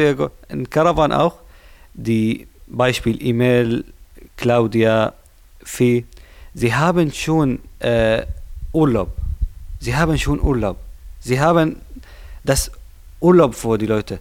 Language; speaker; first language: German; non-native, learner; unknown